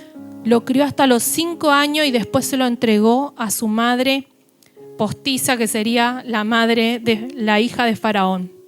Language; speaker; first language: Spanish; native; Spanish